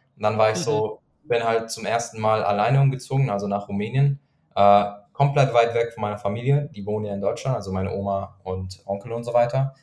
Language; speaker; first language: German; non-native, fluent; Persian